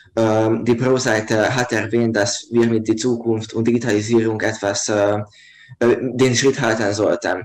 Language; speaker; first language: German; non-native, learner; Hungarian